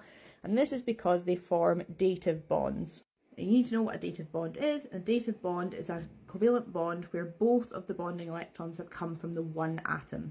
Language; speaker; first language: English; native; English